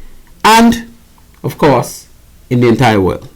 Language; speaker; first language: English; native; English